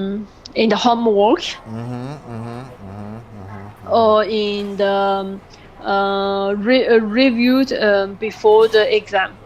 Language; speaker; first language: English; non-native, learner; French